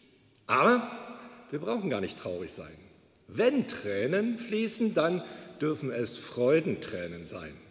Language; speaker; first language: German; native; German